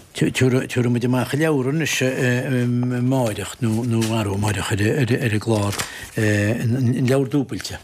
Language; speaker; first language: Irish; native; Irish